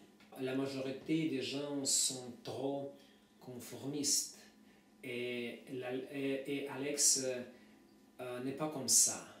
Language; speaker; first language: French; non-native, fluent; Russian